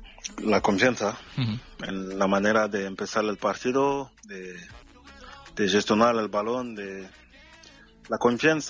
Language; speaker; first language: Spanish; non-native, fluent; French